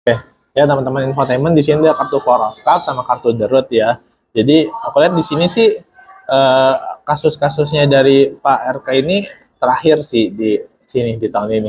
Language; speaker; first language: Indonesian; native; Indonesian